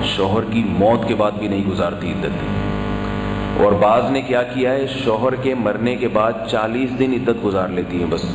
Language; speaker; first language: Urdu; native; Urdu